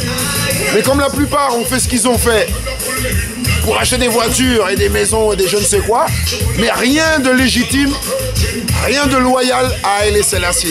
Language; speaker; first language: French; native; French